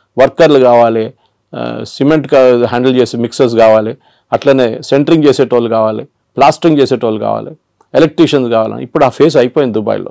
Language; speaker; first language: Telugu; non-native, local second language; Malayalam